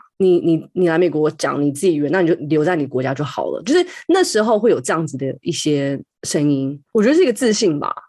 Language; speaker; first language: Chinese; native; Chinese